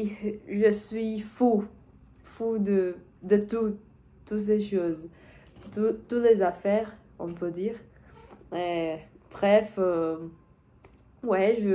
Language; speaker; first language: French; non-native, learner; Portuguese